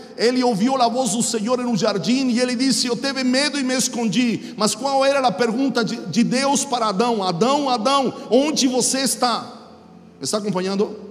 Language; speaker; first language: Portuguese; non-native, fluent; Spanish